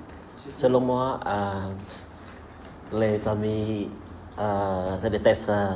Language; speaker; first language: French; non-native, learner; Vietnamese